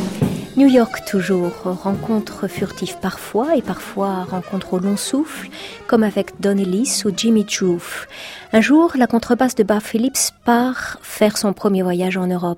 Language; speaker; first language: French; native; French